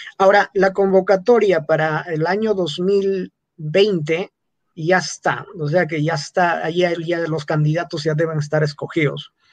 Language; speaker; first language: Spanish; non-native, local second language; Quechua